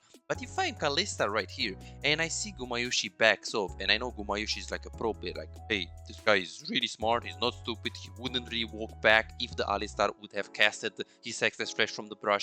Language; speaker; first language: English; non-native, fluent; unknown